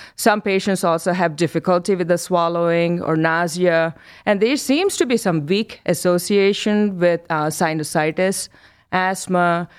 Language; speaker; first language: English; non-native, local second language; Telugu